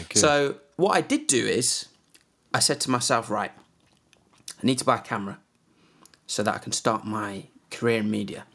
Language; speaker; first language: English; native; English